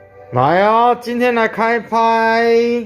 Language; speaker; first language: Chinese; native; Chinese